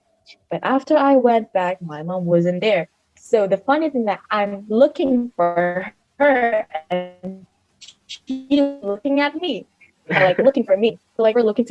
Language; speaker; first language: English; non-native, fluent; Indonesian